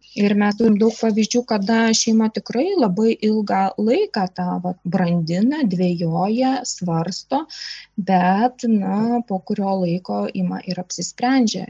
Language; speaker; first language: Lithuanian; native; Lithuanian